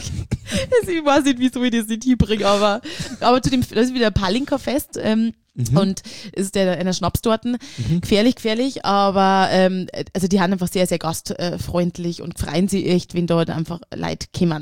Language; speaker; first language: German; native; German